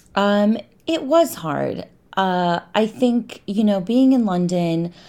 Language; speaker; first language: English; native; English